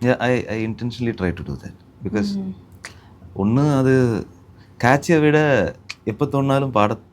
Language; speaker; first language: Tamil; early bilingual, heritage; Tamil